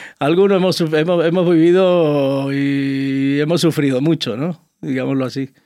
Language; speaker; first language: Spanish; native; Spanish